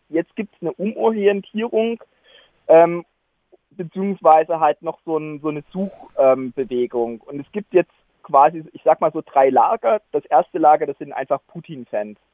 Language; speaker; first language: German; native; German